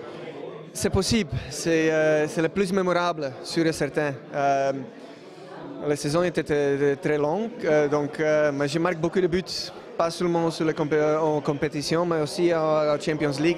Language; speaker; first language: French; non-native, learner; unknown